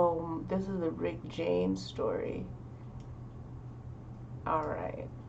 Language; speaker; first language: English; native; English